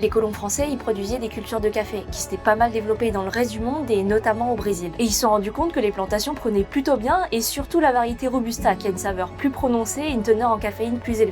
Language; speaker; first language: French; native; French